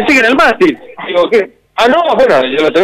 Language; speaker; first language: Spanish; native; Spanish